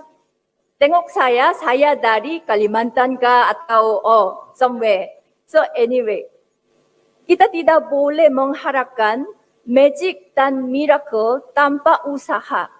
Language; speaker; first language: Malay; non-native, fluent; Korean